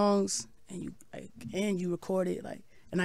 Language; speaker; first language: English; native; English